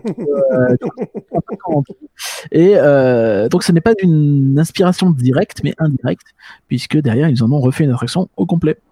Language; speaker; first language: French; native; French